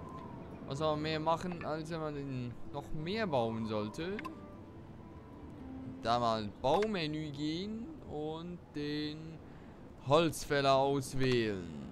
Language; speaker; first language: German; native; German